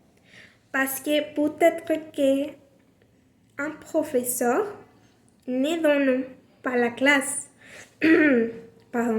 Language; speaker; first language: French; non-native, learner; Spanish